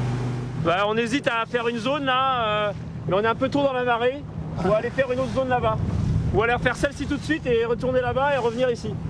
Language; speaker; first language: French; native; French